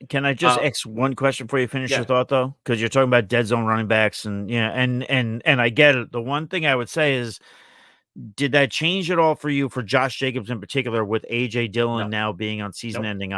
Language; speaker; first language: English; native; English